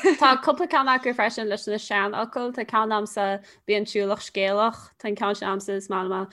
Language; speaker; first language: Irish; non-native, local second language; English